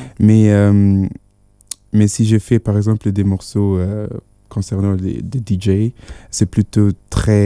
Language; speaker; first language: French; non-native, fluent; Yoruba